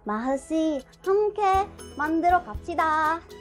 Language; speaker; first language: Korean; non-native, learner; Arabic